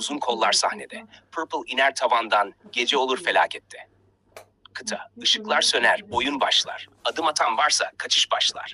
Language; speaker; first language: Turkish; native; Turkish